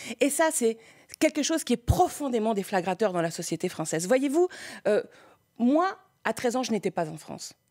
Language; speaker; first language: French; early bilingual, other home language; Spanish